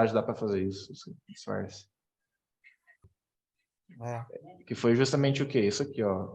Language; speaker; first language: Portuguese; native; Portuguese